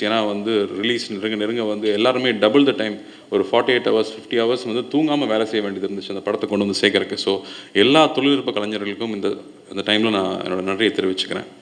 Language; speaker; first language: Tamil; native; Tamil